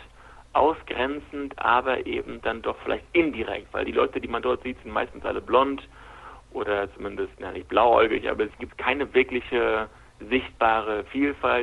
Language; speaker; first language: German; native; German